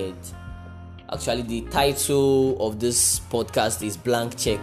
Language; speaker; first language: English; non-native, local second language; Igbo